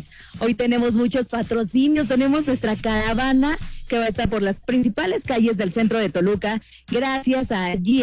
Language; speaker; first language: Spanish; native; Spanish